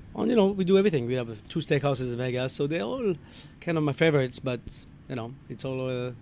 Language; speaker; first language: English; non-native, fluent; French